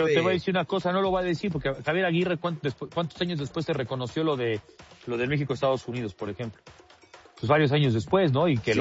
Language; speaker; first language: Spanish; native; Spanish